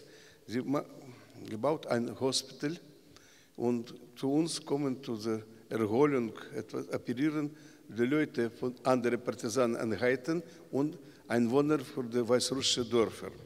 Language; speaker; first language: German; non-native, learner; Russian